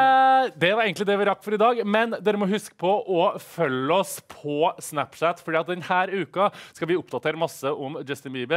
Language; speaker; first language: Norwegian; native; Norwegian